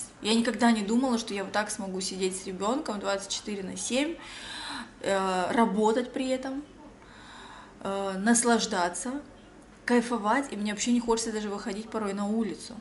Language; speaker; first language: Russian; native; Russian